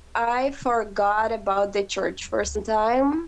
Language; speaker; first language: English; non-native, fluent; Ukrainian